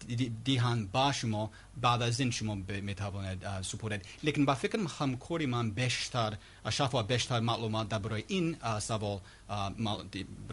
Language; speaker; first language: Persian; non-native, learner; English